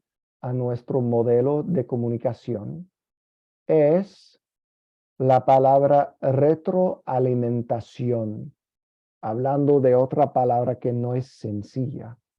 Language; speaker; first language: Spanish; non-native, fluent; English